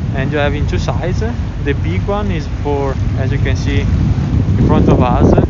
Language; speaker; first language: English; non-native, fluent; Italian